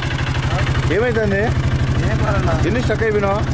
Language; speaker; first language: Telugu; native; Telugu